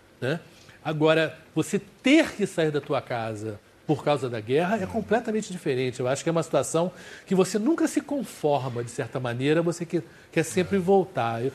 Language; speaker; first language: Portuguese; native; Portuguese